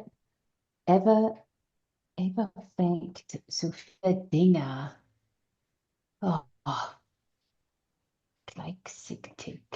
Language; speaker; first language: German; non-native, learner; English